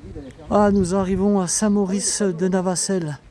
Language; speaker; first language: French; native; French